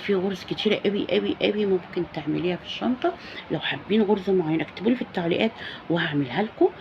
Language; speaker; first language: Arabic; native; Arabic